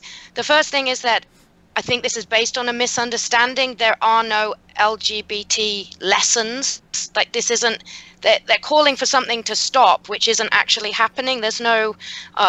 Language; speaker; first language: English; native; English